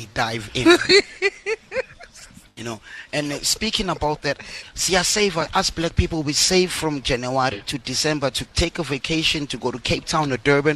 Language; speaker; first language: English; non-native, local second language; Zulu